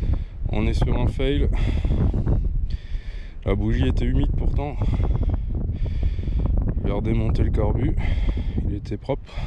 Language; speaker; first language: French; native; French